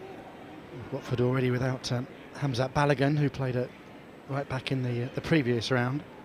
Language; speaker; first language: English; native; English